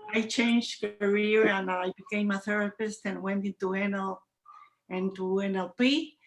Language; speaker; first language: English; non-native, fluent; Spanish